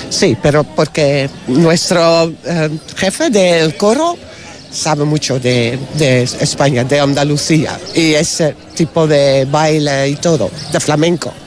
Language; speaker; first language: Spanish; non-native, learner; Dutch